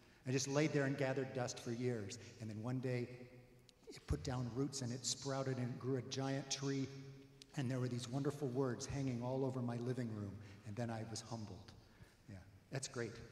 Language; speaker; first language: English; native; English